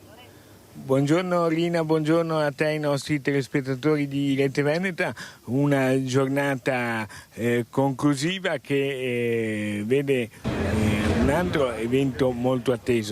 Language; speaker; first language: Italian; native; Italian